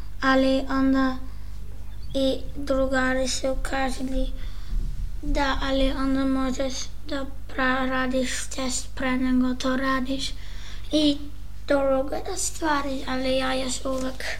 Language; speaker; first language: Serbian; early bilingual, heritage; Serbian